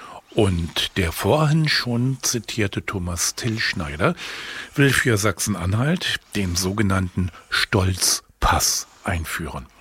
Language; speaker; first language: German; native; German